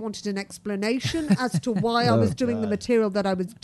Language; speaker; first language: English; native; English